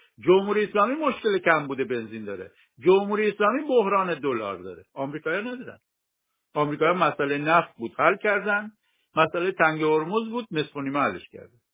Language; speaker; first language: Persian; non-native, local second language; Kurdish